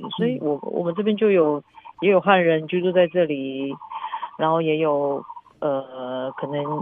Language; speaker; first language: Chinese; native; Chinese